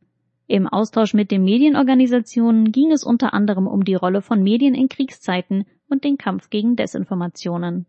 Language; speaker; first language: German; native; German